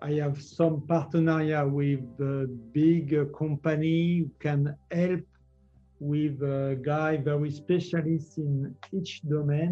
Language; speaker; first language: English; non-native, learner; French